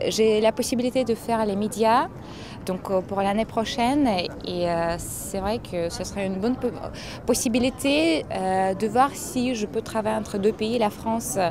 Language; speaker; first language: French; non-native, fluent; Russian